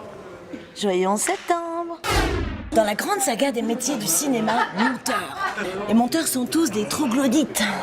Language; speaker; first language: French; native; French